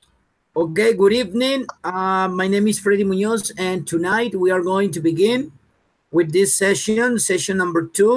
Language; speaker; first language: English; non-native, fluent; Spanish